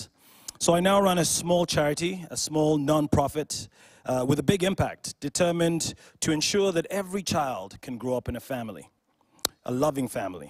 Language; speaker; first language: English; non-native, local second language; Ganda